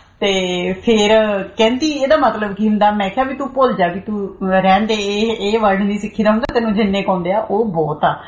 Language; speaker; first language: Punjabi; native; Punjabi